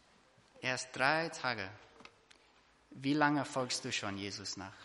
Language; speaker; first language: German; non-native, fluent; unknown